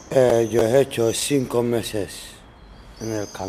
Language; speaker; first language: Spanish; non-native, learner; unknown